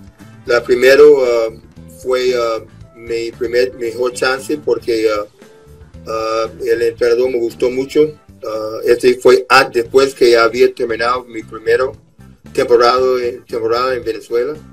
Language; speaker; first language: Spanish; non-native, fluent; English